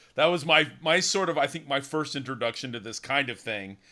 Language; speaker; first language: English; native; English